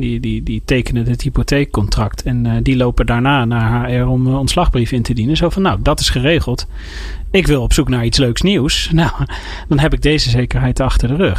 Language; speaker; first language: Dutch; native; Dutch